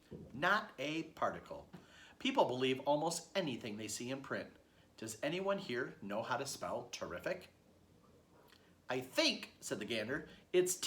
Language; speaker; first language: English; native; English